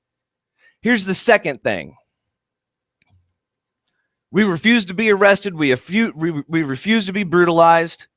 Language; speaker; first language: English; native; English